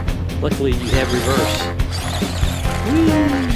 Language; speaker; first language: English; native; English